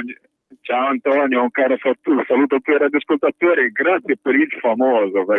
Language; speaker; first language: Italian; native; Italian